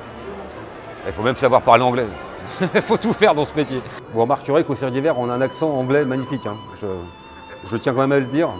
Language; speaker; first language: French; native; French